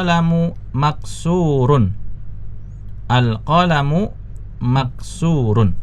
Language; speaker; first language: Arabic; non-native, fluent; Indonesian